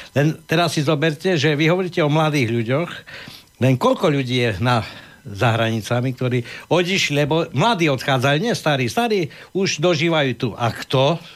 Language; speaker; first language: Slovak; native; Slovak